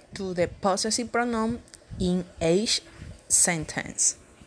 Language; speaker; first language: English; non-native, learner; Spanish